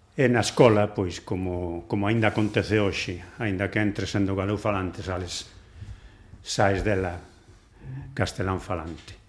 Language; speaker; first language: Galician; non-native, local second language; Spanish